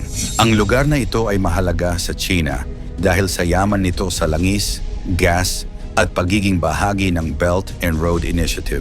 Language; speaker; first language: Filipino; native; Filipino